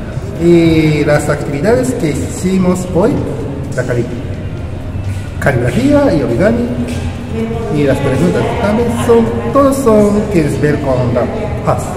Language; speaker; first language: Spanish; non-native, learner; Japanese